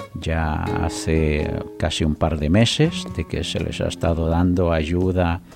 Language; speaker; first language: Spanish; native; Spanish